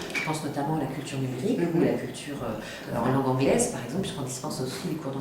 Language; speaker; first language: French; native; French